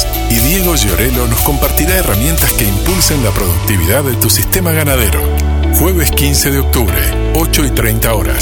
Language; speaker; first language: Spanish; native; Spanish